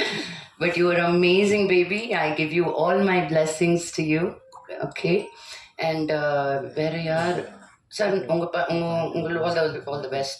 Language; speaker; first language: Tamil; non-native, local second language; Telugu